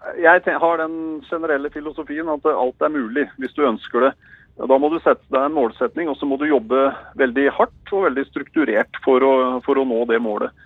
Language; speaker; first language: Norwegian; native; Norwegian